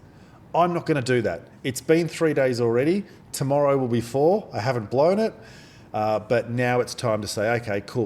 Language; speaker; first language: English; native; English